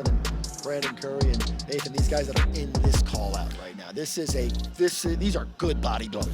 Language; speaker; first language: English; native; English